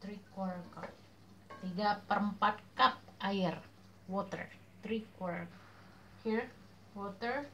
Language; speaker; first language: English; non-native, learner; Indonesian